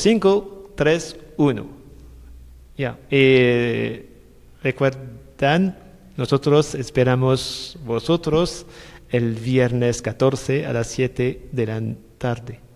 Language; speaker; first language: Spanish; non-native, learner; French